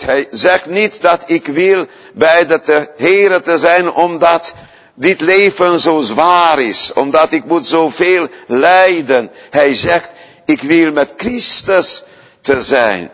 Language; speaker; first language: Dutch; non-native, fluent; Hungarian